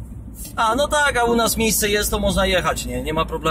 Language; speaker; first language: Polish; native; Polish